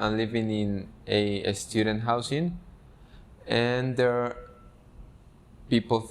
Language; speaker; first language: English; non-native, fluent; Spanish